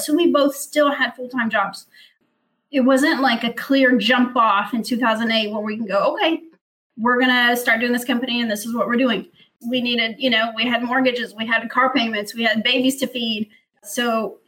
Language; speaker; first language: English; early bilingual, other home language; Spanish